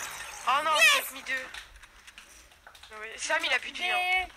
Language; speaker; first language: French; native; French